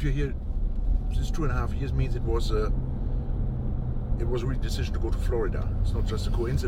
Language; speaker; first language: English; non-native, fluent; German